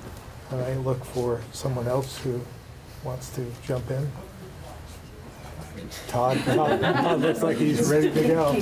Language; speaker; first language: English; native; English